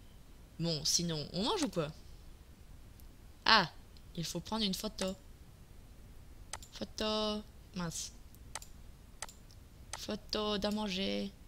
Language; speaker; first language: French; native; French